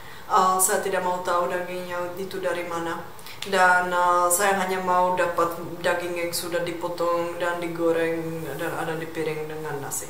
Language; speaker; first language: Indonesian; non-native, fluent; Czech